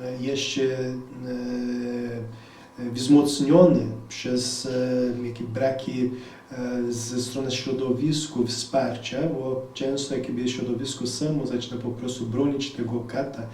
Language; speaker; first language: Polish; non-native, fluent; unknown